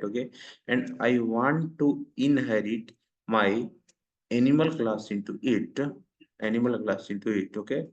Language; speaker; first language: English; non-native, local second language; Hindi